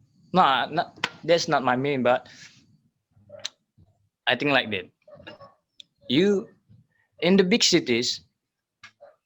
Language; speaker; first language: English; non-native, learner; Indonesian